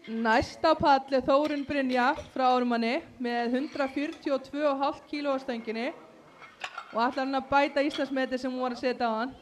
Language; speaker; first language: Icelandic; native; Icelandic